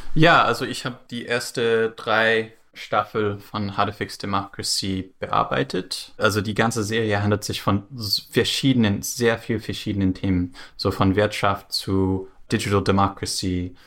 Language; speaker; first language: German; non-native, fluent; English